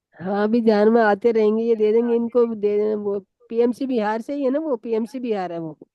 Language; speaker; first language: Hindi; native; Hindi